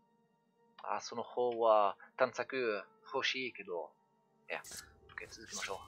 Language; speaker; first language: Japanese; non-native, learner; French